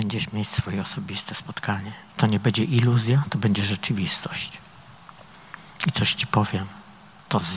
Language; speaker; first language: Polish; native; Polish